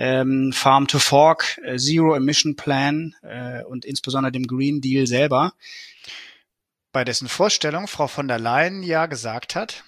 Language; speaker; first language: German; native; German